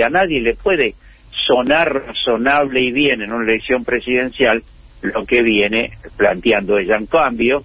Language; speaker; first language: Spanish; native; Spanish